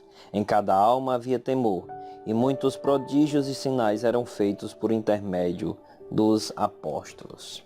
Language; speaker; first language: Portuguese; native; Portuguese